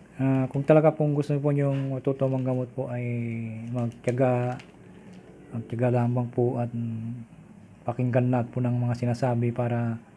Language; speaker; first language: Filipino; non-native, local second language; Pangasinan